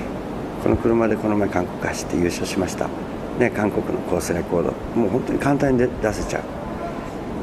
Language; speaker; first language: Japanese; native; Japanese